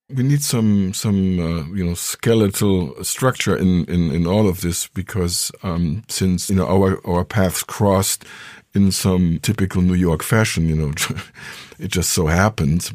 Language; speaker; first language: English; non-native, fluent; German